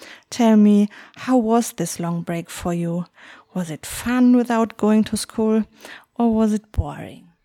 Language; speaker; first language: English; non-native, fluent; German